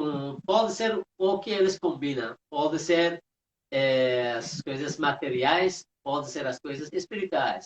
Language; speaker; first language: Portuguese; non-native, fluent; Persian